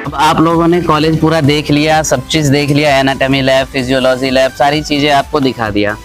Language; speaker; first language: Hindi; native; Hindi